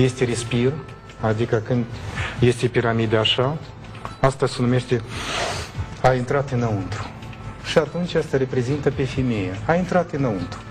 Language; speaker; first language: Romanian; non-native, learner; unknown